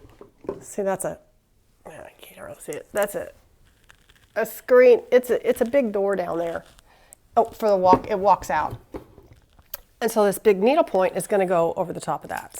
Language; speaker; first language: English; native; English